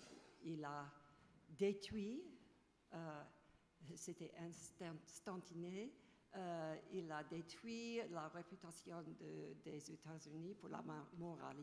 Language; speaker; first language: French; non-native, fluent; English